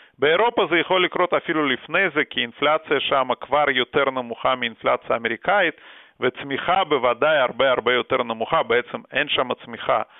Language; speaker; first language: Hebrew; early bilingual, other home language; Russian